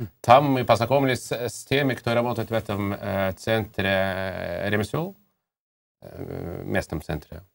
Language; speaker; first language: Russian; native; Russian